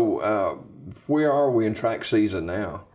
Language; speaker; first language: English; native; English